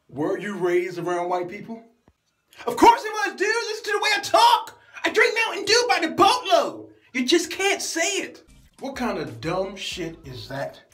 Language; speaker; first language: English; native; English